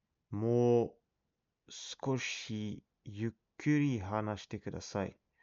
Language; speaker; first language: Japanese; non-native, learner; English